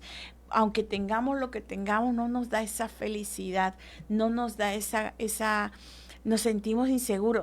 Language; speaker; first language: Spanish; native; Spanish